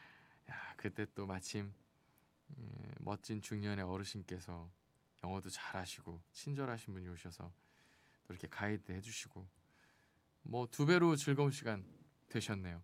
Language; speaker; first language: Korean; native; Korean